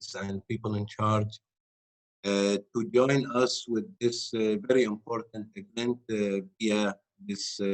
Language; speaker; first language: English; non-native, fluent; Arabic